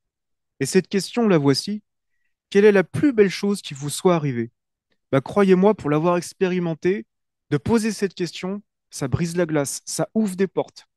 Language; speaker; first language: French; native; French